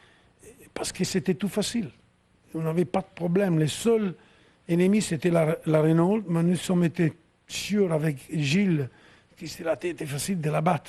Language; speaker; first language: French; non-native, fluent; Italian